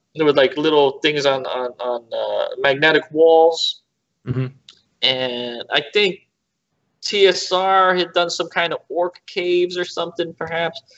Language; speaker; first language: English; native; English